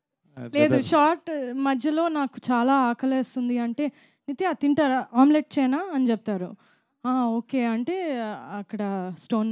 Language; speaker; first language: Telugu; non-native, fluent; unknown